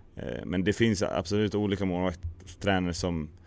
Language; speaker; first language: Swedish; native; Swedish